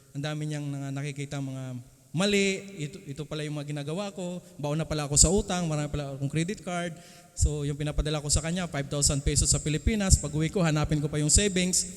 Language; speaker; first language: Filipino; non-native, local second language; Cebuano